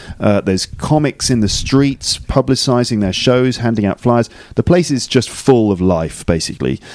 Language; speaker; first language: English; native; English